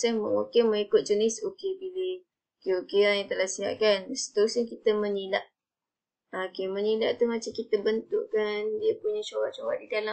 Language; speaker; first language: Malay; native; Malay